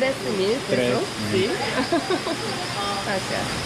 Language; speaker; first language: Spanish; non-native, learner; Korean